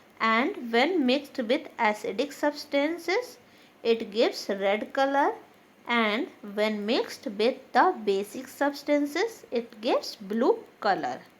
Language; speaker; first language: English; non-native, local second language; Hindi